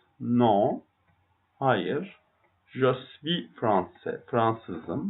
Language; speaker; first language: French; non-native, learner; Turkish